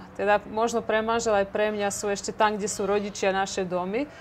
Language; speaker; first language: Slovak; early bilingual, heritage; Croatian